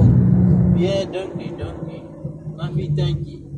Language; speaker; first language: English; non-native, learner; Arabic